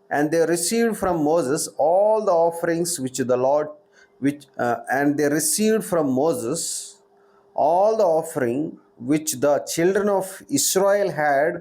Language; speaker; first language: English; non-native, local second language; Telugu